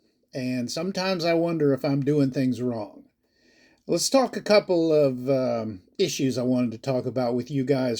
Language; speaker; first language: English; native; English